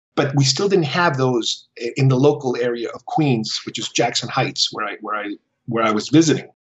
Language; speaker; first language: English; early bilingual, other home language; Spanish